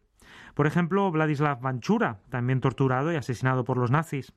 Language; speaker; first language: Spanish; native; Spanish